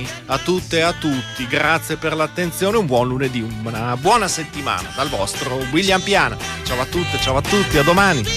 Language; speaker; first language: Italian; native; Italian